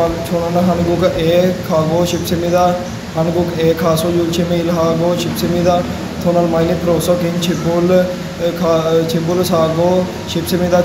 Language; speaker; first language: Korean; non-native, learner; Punjabi